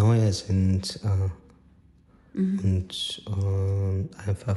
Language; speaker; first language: German; non-native, fluent; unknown